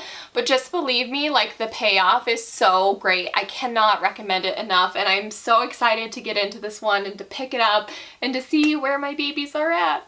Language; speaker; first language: English; native; English